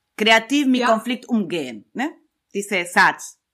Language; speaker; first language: German; non-native, learner; Spanish